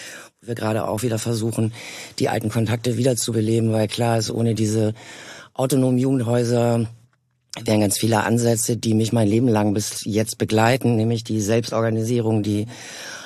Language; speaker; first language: German; native; German